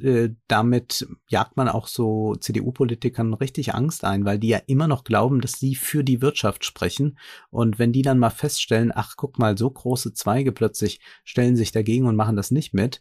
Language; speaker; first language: German; native; German